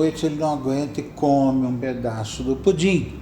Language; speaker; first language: Portuguese; native; Portuguese